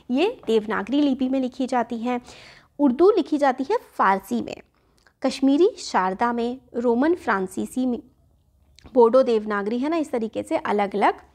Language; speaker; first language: Hindi; native; Hindi